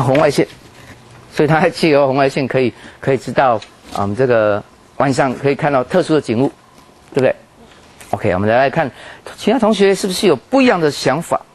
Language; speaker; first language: Chinese; native; Chinese